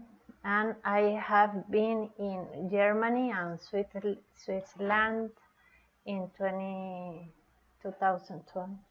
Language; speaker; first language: English; non-native, learner; Spanish